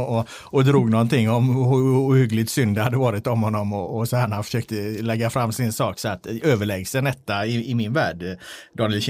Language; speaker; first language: Swedish; native; Swedish